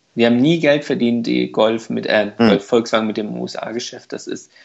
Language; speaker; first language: German; non-native, fluent; Hungarian